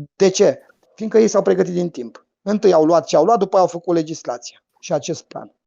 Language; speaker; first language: Romanian; native; Romanian